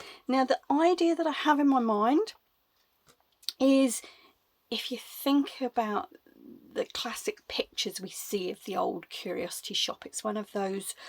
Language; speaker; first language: English; native; English